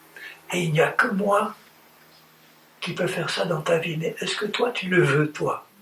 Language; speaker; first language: French; native; French